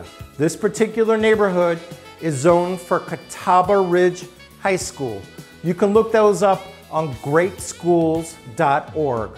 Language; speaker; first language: English; native; English